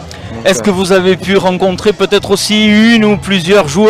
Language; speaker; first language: French; native; French